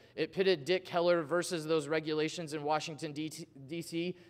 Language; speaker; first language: English; native; English